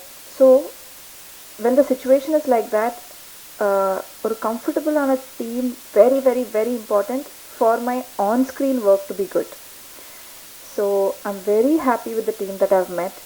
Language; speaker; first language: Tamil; non-native, learner; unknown